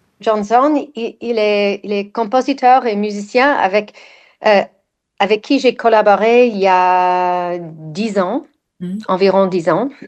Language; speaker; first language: French; non-native, fluent; English